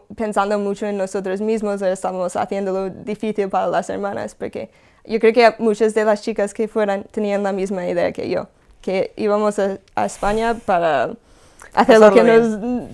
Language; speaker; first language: Spanish; non-native, fluent; English